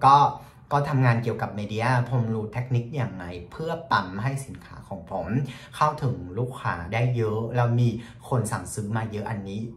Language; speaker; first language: Thai; non-native, fluent; Vietnamese